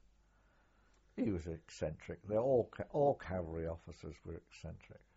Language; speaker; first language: English; native; English